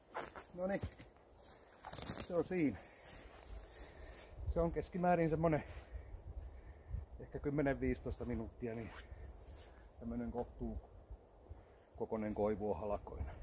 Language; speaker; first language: Finnish; native; Finnish